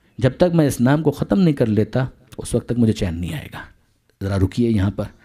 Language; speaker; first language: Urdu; non-native, local second language; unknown